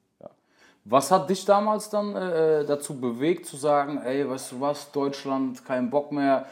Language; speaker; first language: German; native; German